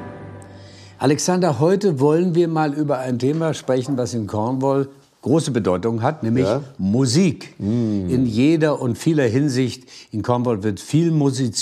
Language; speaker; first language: German; native; German